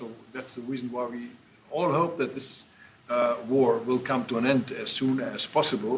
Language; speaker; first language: English; non-native, fluent; German